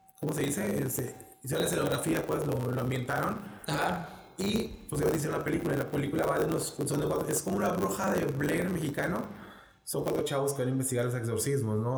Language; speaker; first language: Spanish; native; Spanish